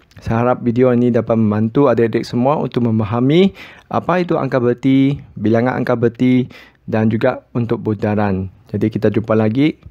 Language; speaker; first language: Malay; non-native, local second language; Chinese